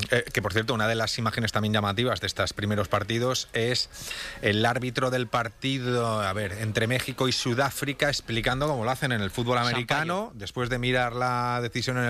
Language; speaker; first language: Spanish; native; Spanish